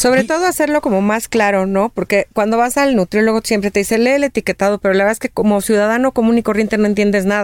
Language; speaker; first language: Spanish; native; Spanish